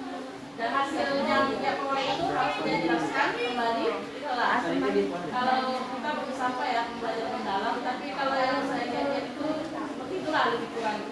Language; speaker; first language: Indonesian; native; Indonesian